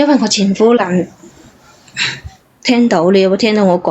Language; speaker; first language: Cantonese; native; Cantonese